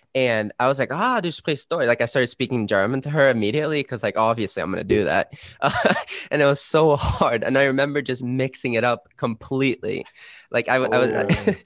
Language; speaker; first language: English; non-native, fluent; Swedish